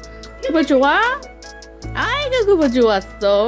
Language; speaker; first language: Korean; non-native, fluent; Chinese